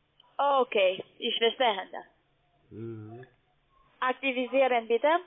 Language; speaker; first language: German; non-native, learner; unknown